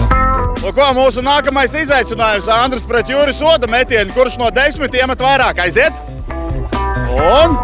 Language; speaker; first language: Latvian; native; Latvian